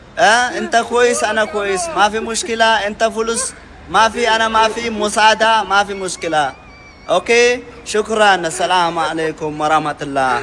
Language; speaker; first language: Arabic; non-native, learner; Amharic